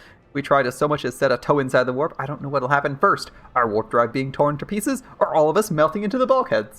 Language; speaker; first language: English; native; English